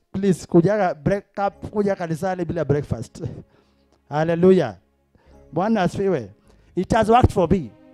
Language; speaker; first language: English; non-native, local second language; Swahili